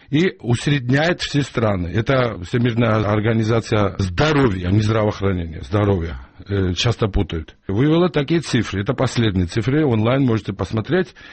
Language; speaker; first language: Russian; non-native, local second language; Georgian